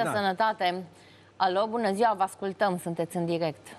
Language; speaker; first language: Romanian; native; Romanian